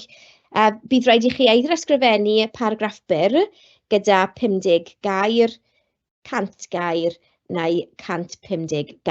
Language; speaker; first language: Welsh; non-native, local second language; English